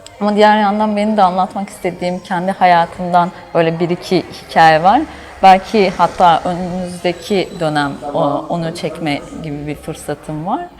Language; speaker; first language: Turkish; early bilingual, heritage; Turkish